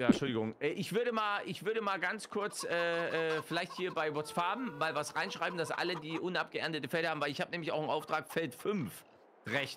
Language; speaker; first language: German; native; German